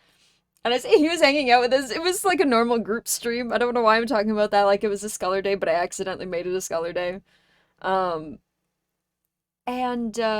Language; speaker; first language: English; native; English